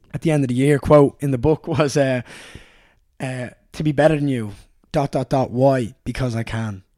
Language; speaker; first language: English; native; English